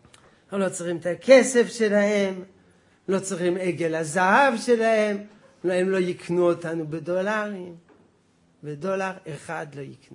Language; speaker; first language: Hebrew; non-native, fluent; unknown